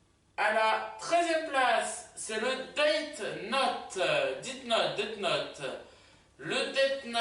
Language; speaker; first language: French; native; French